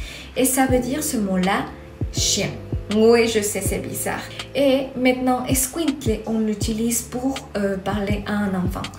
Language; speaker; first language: French; non-native, fluent; Spanish